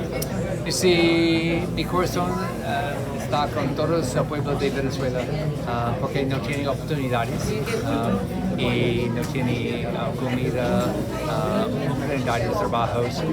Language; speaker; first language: Spanish; non-native, learner; English